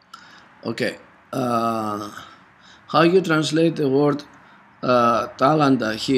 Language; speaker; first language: English; non-native, fluent; Greek